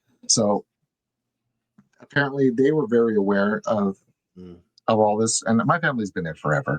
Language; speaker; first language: English; native; English